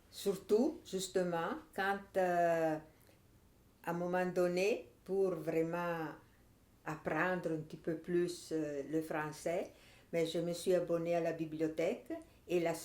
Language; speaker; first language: French; non-native, fluent; Italian